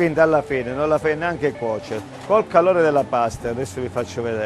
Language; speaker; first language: Italian; native; Italian